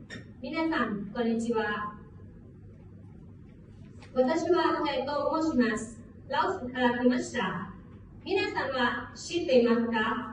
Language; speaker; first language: Japanese; non-native, fluent; Hmong